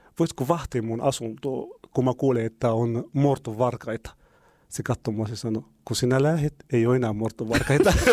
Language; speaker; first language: Finnish; non-native, fluent; Arabic